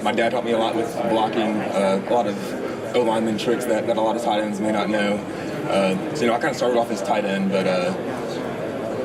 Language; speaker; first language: English; native; English